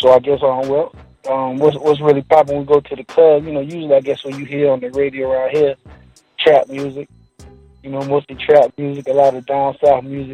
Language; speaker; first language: English; native; English